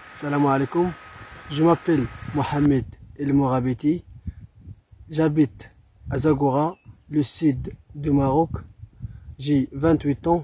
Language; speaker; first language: French; non-native, local second language; Arabic